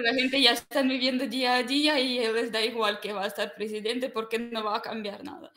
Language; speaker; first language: Spanish; non-native, fluent; Russian